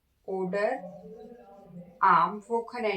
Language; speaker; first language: German; non-native, learner; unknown